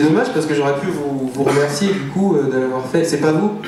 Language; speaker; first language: French; native; French